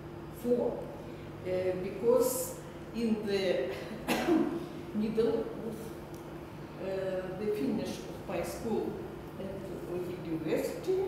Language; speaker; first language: English; non-native, learner; Russian